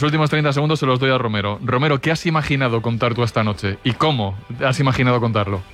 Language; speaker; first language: Spanish; native; Spanish